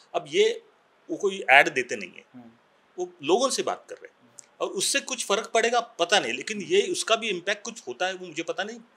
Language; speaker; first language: Hindi; non-native, local second language; Marathi